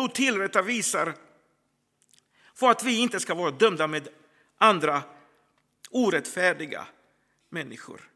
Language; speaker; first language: Swedish; non-native, fluent; Croatian